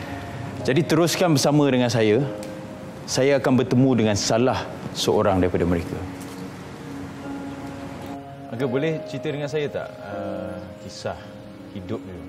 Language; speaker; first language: Malay; native; Malay